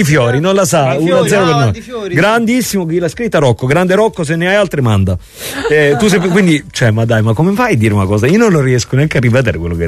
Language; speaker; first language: Italian; native; Italian